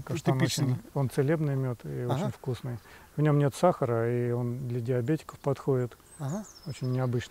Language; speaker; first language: Russian; native; Russian